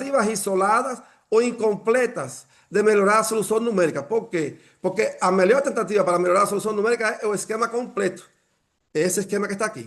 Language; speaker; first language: Portuguese; non-native, fluent; Spanish